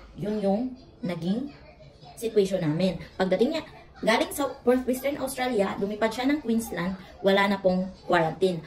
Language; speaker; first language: Filipino; native; Filipino